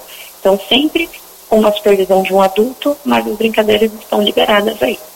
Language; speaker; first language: Portuguese; native; Portuguese